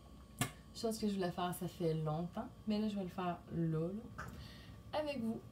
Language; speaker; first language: French; native; French